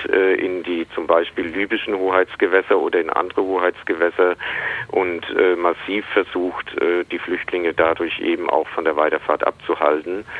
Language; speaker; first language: German; native; German